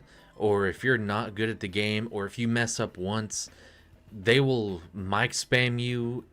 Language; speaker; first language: English; native; English